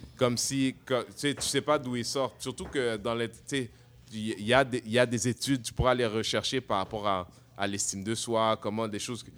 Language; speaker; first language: French; native; French